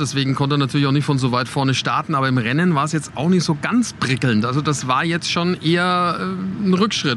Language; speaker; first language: German; native; German